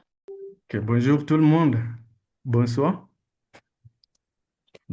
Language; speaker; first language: French; non-native, learner; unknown